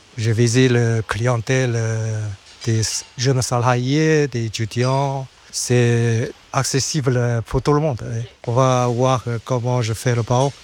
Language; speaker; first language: French; non-native, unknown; Chinese